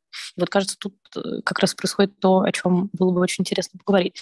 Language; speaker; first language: Russian; native; Russian